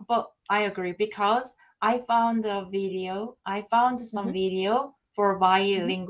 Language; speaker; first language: English; non-native, learner; Korean